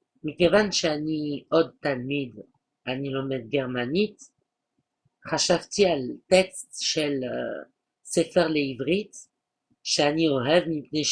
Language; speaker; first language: Hebrew; non-native, learner; French